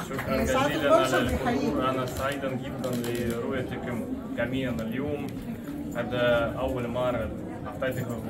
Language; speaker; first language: Arabic; non-native, learner; Russian